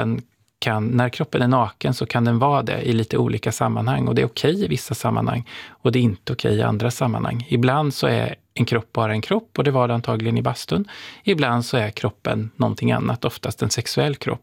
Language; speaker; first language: Swedish; native; Swedish